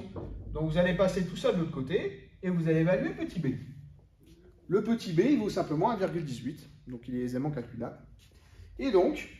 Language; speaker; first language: French; native; French